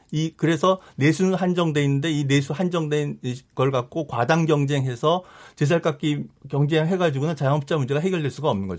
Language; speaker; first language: Korean; native; Korean